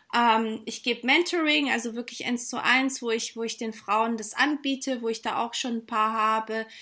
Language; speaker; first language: German; early bilingual, other home language; Portuguese